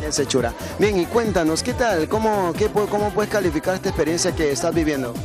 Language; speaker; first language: Spanish; native; Spanish